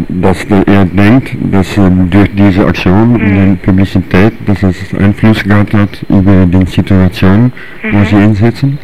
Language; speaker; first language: German; non-native, learner; Dutch